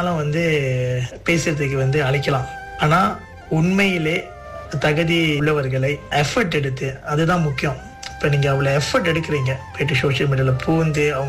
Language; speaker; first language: Tamil; early bilingual, heritage; Tamil